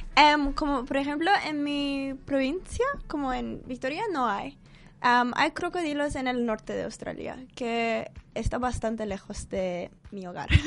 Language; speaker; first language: Spanish; non-native, fluent; English